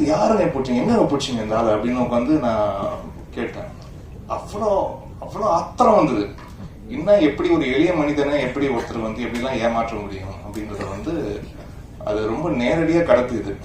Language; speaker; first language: Tamil; native; Tamil